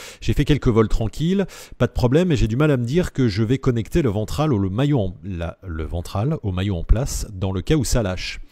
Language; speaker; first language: French; native; French